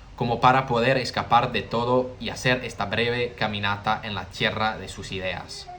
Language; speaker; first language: Spanish; non-native, learner; English